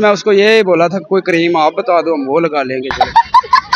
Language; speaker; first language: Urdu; non-native, local second language; Punjabi